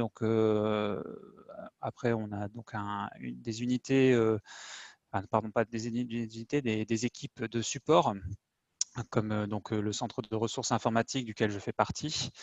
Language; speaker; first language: French; native; French